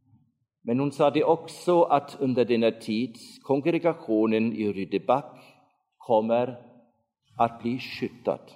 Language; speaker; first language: Swedish; non-native, fluent; German